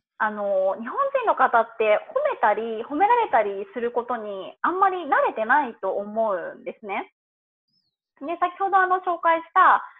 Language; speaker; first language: Japanese; native; Japanese